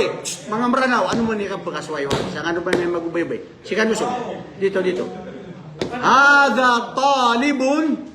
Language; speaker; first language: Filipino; non-native, local second language; Maranao